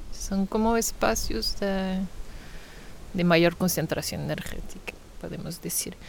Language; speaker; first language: Spanish; non-native, fluent; French